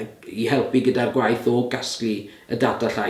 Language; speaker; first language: Welsh; native; Welsh